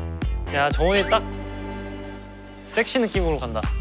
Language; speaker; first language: Korean; native; Korean